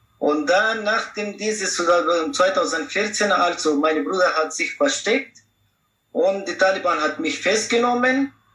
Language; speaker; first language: German; non-native, learner; Pashto